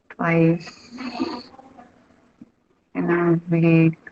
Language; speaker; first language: English; non-native, learner; Hindi